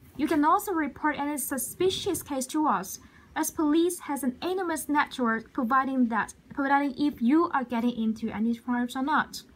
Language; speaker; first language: English; non-native, local second language; Cantonese